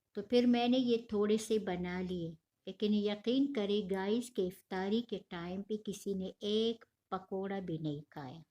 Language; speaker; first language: Urdu; non-native, local second language; Pashto